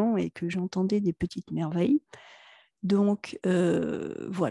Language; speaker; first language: French; native; French